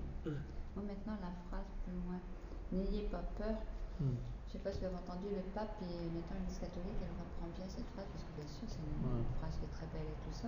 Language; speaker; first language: French; native; French